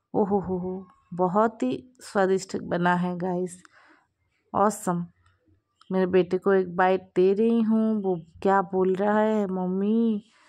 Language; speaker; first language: Hindi; non-native, local second language; Bangla